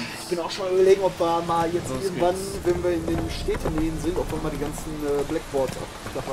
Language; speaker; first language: German; native; German